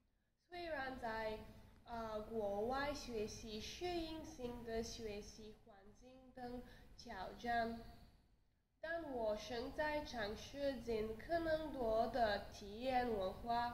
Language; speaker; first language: Chinese; non-native, learner; Bulgarian